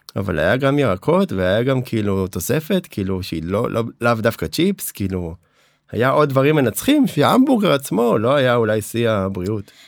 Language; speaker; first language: Hebrew; native; Hebrew